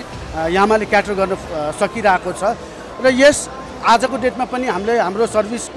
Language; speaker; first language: Nepali; native; Nepali